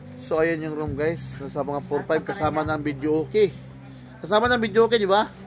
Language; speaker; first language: Filipino; native; Filipino